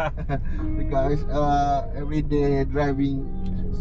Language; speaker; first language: English; non-native, learner; Malay